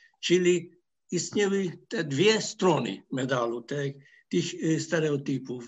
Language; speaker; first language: Polish; non-native, fluent; Hungarian